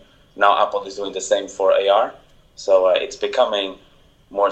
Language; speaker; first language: English; non-native, fluent; Portuguese